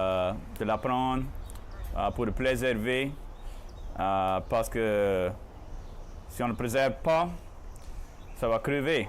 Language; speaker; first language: French; non-native, fluent; English